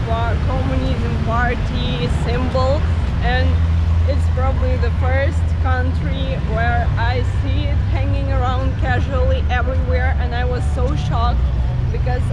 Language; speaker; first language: English; non-native, fluent; Ukrainian